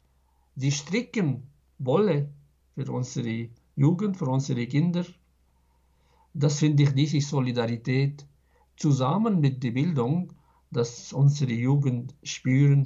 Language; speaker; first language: German; non-native, fluent; Arabic